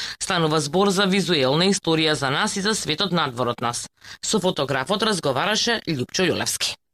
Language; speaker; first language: Macedonian; native; Macedonian